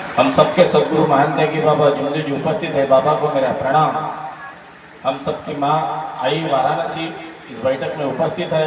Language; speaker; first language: Hindi; non-native, local second language; Marathi